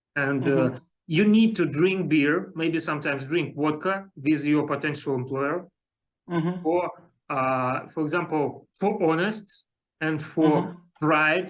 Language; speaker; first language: English; non-native, learner; Russian